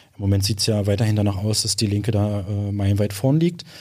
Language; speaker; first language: German; native; German